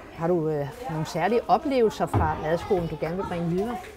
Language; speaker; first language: Danish; native; Danish